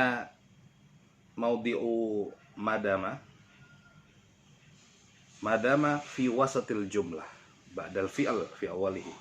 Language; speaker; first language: Arabic; non-native, fluent; Indonesian